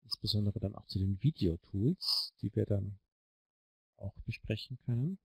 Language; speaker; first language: German; native; German